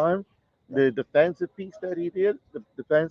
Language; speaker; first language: English; native; English